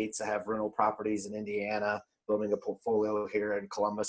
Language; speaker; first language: English; native; English